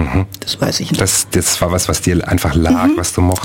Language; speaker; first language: German; native; German